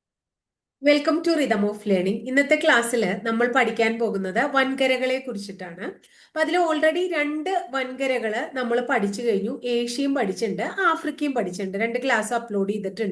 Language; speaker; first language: Malayalam; native; Malayalam